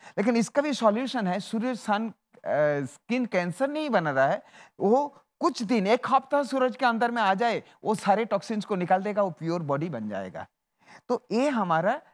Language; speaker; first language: Hindi; non-native, local second language; Bangla